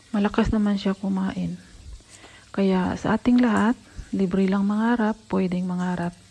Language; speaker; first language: Filipino; non-native, local second language; Cebuano